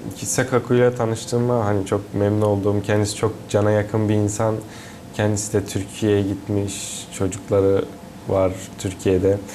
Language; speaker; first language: Turkish; native; Turkish